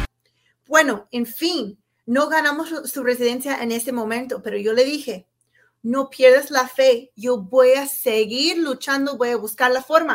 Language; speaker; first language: Spanish; non-native, fluent; English